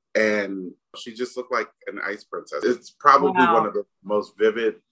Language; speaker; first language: English; native; English